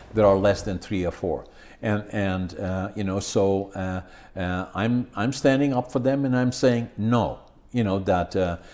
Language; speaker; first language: English; non-native, fluent; Dutch